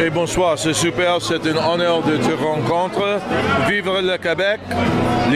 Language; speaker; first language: French; non-native, learner; English